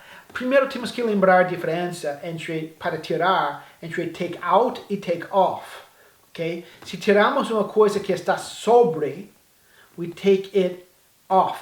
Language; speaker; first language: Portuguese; non-native, fluent; English